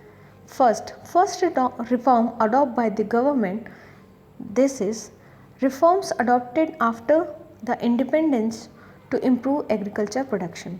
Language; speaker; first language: English; non-native, local second language; Hindi